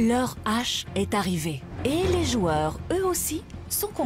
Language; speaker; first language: French; native; French